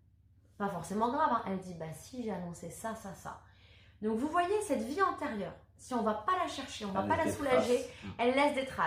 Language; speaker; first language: French; native; French